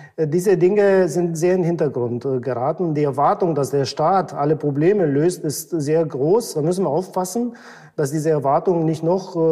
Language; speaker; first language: German; non-native, fluent; Romanian